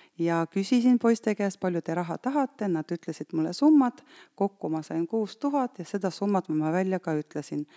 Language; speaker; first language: Estonian; non-native, local second language; Russian